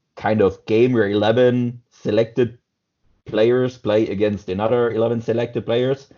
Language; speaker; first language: English; non-native, fluent; German